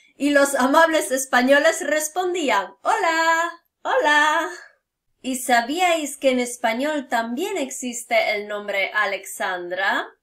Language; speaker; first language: Spanish; native; Spanish